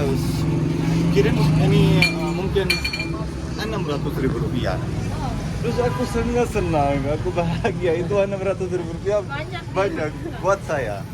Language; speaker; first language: Indonesian; non-native, learner; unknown